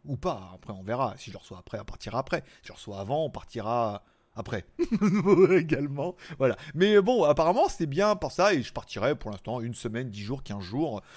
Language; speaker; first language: French; native; French